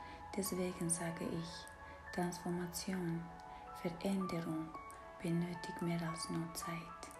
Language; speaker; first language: German; non-native, fluent; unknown